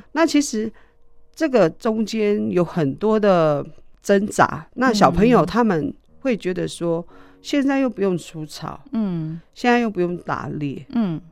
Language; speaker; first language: Chinese; non-native, local second language; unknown